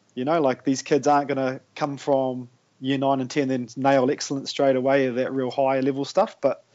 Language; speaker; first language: English; native; English